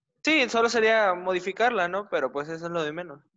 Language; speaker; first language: Spanish; native; Spanish